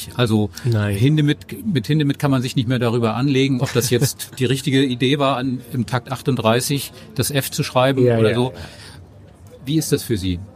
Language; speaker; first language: German; native; German